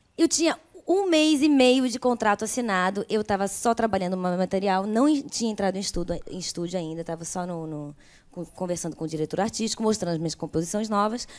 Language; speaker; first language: Portuguese; early bilingual, other home language; Italian